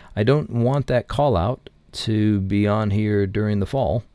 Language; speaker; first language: English; native; English